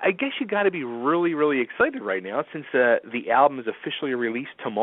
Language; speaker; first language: English; native; English